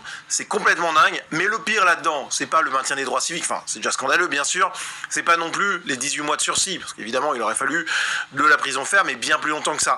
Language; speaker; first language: French; native; French